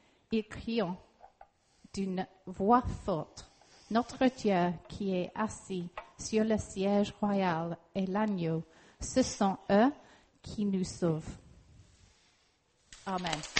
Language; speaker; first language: French; non-native, learner; English